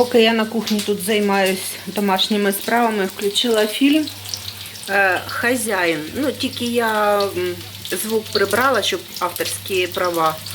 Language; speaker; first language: Ukrainian; non-native, local second language; Russian